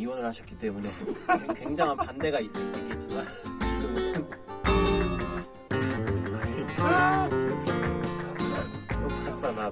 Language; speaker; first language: Korean; native; Korean